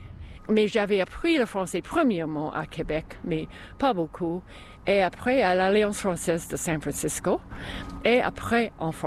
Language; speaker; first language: French; non-native, fluent; English